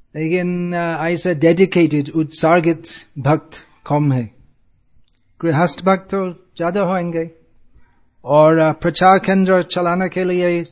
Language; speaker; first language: Hindi; non-native, fluent; English